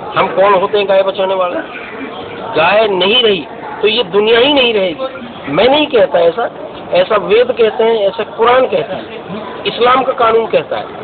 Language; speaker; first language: Urdu; non-native, local second language; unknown